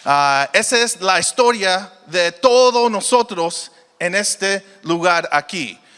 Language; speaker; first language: Spanish; early bilingual, heritage; Spanish